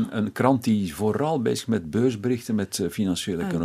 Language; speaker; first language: Dutch; native; Dutch